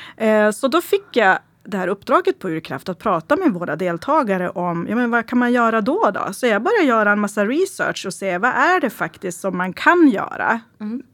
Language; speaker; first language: Swedish; native; Swedish